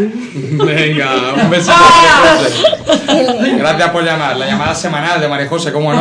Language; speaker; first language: Spanish; native; Spanish